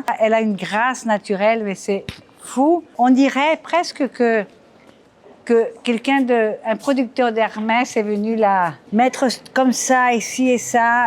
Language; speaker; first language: French; non-native, fluent; Portuguese